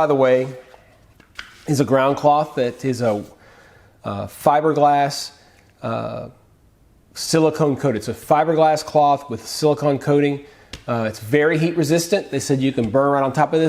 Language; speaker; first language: English; native; English